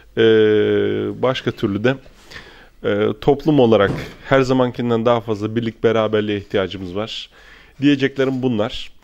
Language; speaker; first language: Turkish; early bilingual, heritage; Turkish